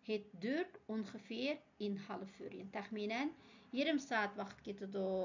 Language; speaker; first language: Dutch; non-native, fluent; Uyghur